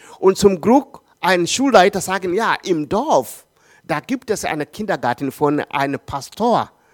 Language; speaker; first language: German; non-native, learner; Swahili